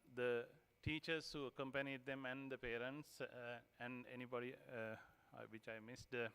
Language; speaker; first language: English; non-native, local second language; Sinhala